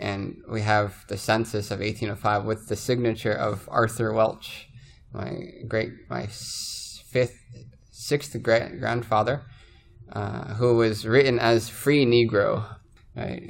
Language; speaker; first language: English; native; English